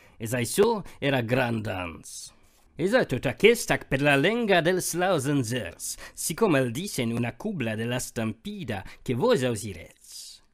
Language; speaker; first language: Occitan; non-native, fluent; Polish